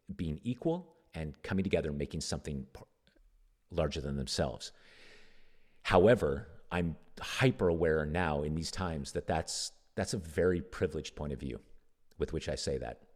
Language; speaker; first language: English; native; English